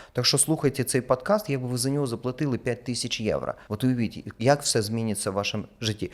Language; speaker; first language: Ukrainian; non-native, local second language; Russian